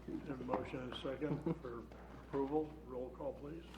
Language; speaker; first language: English; native; English